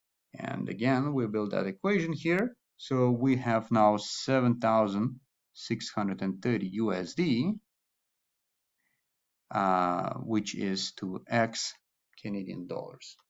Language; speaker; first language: English; non-native, fluent; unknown